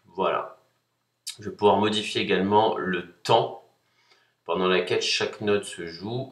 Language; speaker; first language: French; native; French